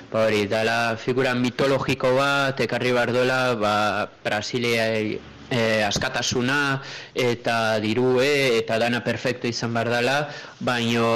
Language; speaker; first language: Basque; early bilingual, other home language; Portuguese